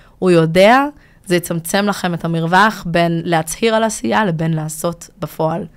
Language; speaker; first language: Hebrew; early bilingual, other home language; Russian